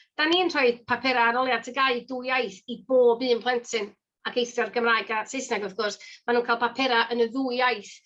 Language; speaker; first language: Welsh; native; Welsh